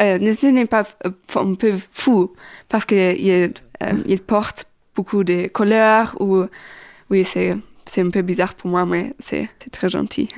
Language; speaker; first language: French; non-native, learner; German